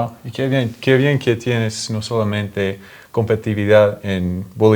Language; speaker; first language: Spanish; non-native, fluent; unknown